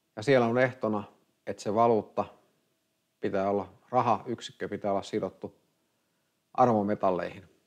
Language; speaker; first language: Finnish; native; Finnish